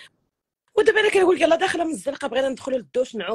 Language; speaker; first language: Arabic; native; Arabic